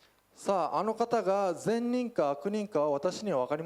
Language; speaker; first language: Japanese; native; Japanese